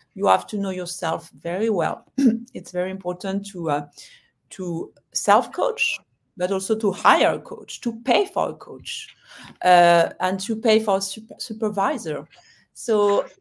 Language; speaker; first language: English; non-native, fluent; French